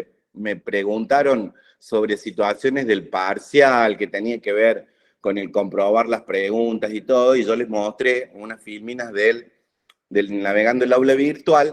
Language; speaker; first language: Spanish; native; Spanish